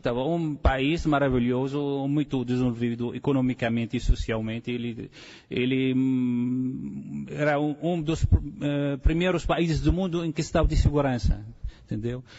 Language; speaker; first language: Portuguese; non-native, fluent; Arabic